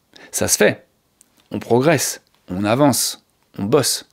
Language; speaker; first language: French; native; French